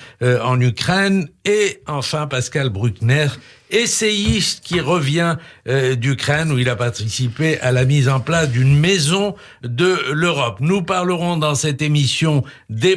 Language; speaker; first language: French; native; French